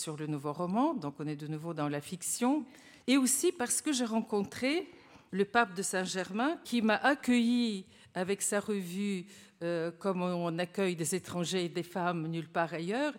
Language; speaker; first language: French; non-native, fluent; Bulgarian